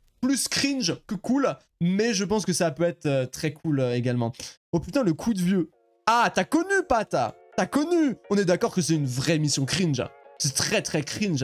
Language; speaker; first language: French; native; French